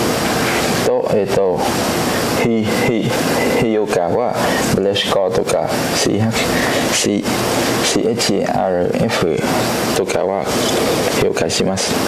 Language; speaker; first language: Japanese; non-native, learner; Cantonese